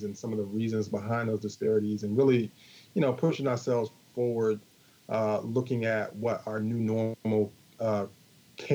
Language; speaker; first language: English; native; English